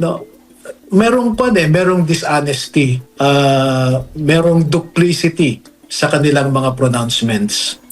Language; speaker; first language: Filipino; native; Filipino